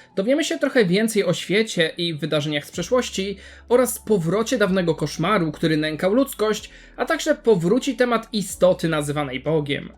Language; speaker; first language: Polish; native; Polish